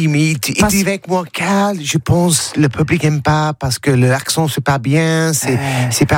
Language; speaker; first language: French; non-native, learner; English